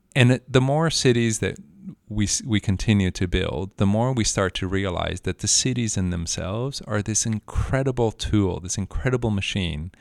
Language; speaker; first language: English; non-native, fluent; Spanish